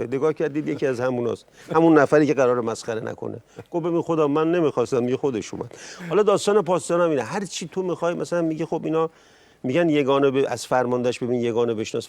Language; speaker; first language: Persian; native; Persian